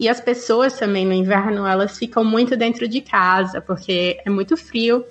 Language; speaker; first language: Portuguese; native; Portuguese